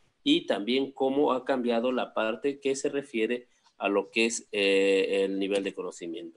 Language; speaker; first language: Spanish; native; Spanish